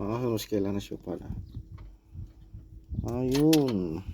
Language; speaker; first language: Arabic; non-native, learner; Filipino